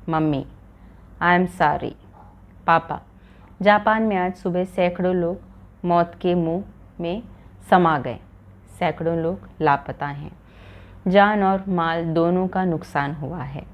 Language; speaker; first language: Hindi; non-native, local second language; Malayalam